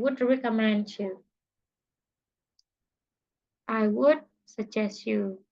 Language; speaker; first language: English; non-native, learner; Indonesian